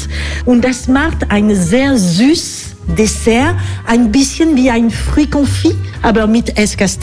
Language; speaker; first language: German; non-native, fluent; French